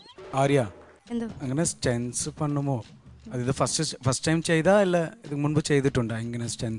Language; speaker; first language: Malayalam; non-native, learner; Tamil